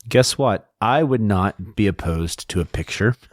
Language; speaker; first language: English; native; English